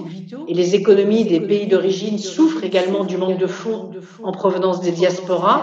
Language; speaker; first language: French; native; French